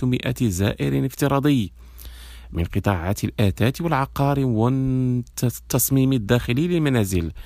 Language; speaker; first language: Arabic; non-native, fluent; Indonesian